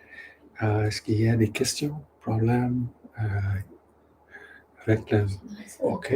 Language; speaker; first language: French; non-native, learner; English